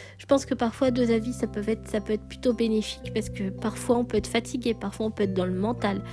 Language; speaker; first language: French; native; French